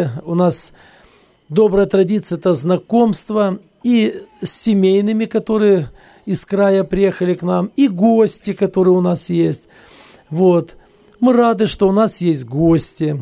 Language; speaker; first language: Russian; native; Russian